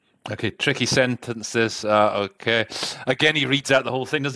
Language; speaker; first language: English; native; English